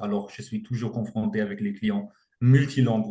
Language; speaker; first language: French; non-native, fluent; German